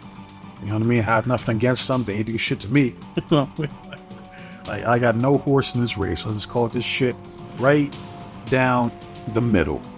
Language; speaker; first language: English; native; English